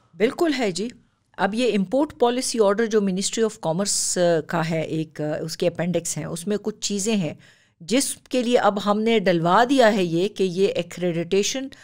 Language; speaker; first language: Urdu; non-native, local second language; Pashto